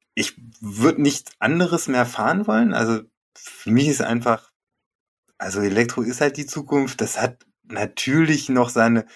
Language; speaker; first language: German; native; German